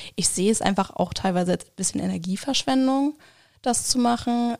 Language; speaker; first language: German; native; German